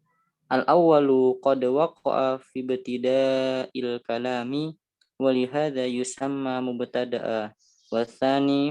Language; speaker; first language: Arabic; non-native, learner; Indonesian